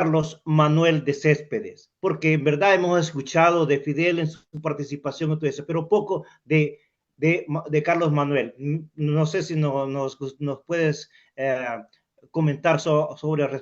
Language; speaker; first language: Spanish; native; Spanish